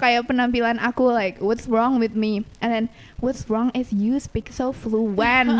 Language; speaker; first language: English; early bilingual, other home language; Indonesian